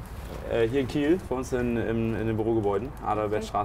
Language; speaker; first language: German; native; German